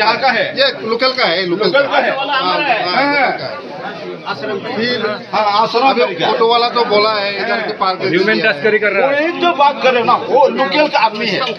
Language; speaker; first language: Hindi; non-native, local second language; Kok Borok